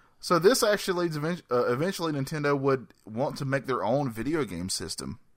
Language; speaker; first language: English; native; English